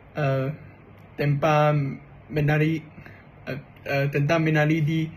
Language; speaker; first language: Malay; non-native, learner; Chinese